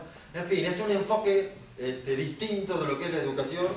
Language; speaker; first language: Spanish; native; Spanish